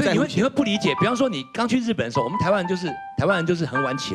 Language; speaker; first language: Chinese; native; Chinese